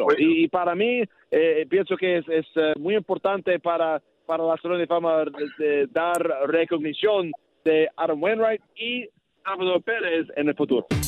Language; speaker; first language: Spanish; non-native, learner; English